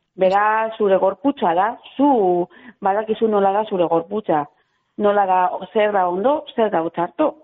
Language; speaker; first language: Basque; non-native, local second language; Spanish